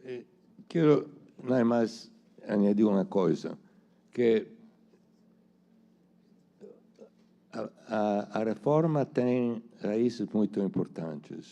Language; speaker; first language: Portuguese; non-native, fluent; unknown